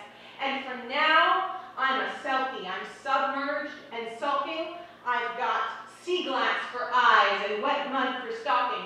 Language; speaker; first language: English; native; English